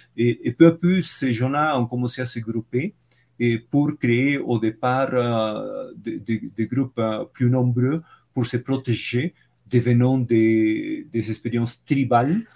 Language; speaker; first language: French; non-native, fluent; Spanish